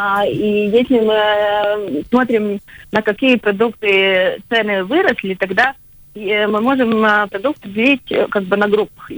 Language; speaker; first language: Russian; non-native, local second language; Latvian